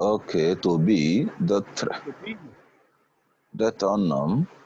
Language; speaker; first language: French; non-native, learner; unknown